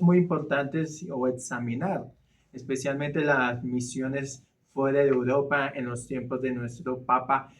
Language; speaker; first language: Spanish; native; Spanish